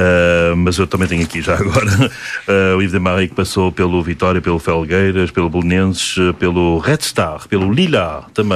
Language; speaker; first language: Portuguese; native; Portuguese